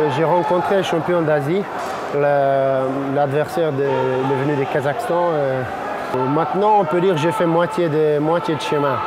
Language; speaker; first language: French; non-native, learner; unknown